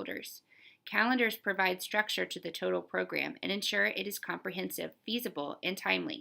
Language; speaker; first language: English; native; English